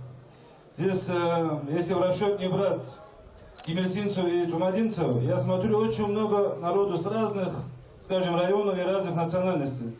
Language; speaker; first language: Russian; non-native, local second language; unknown